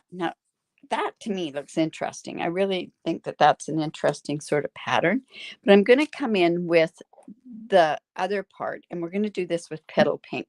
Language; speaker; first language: English; native; English